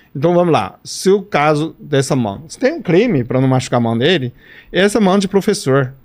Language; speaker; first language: Portuguese; non-native, fluent; Chinese